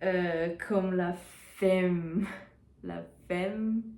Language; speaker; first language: French; non-native, learner; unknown